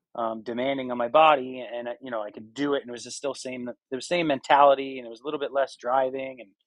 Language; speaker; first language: English; native; English